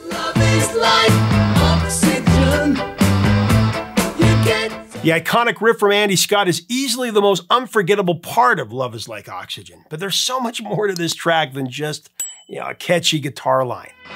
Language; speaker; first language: English; native; English